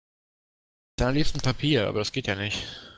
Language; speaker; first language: German; native; German